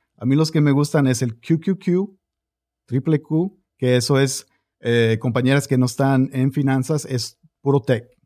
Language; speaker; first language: Spanish; early bilingual, heritage; Spanish